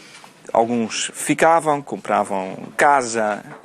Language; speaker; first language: Portuguese; non-native, fluent; Dutch